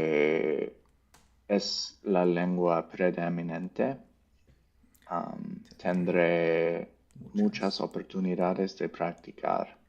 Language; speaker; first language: Spanish; non-native, learner; English